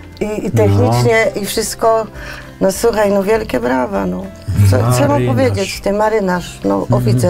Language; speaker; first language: Polish; native; Polish